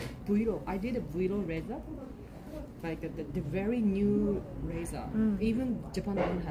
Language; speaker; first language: English; non-native, learner; Japanese